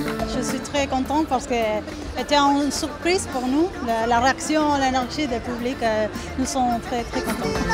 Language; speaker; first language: French; non-native, learner; Spanish